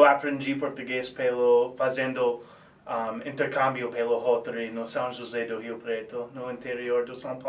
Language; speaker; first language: Portuguese; non-native, fluent; English